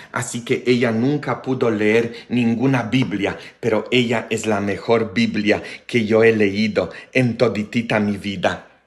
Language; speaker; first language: Spanish; non-native, fluent; Polish